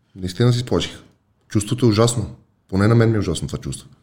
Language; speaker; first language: Bulgarian; native; Bulgarian